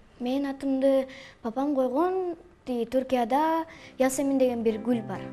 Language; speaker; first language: Kyrgyz; early bilingual, other home language; Turkish